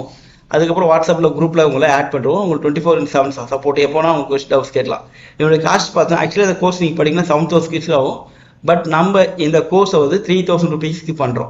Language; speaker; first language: Tamil; native; Tamil